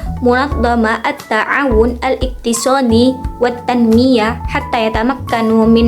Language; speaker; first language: Arabic; non-native, learner; Indonesian